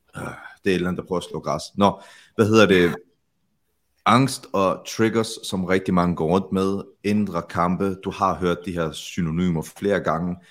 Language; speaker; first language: Danish; early bilingual, other home language; Arabic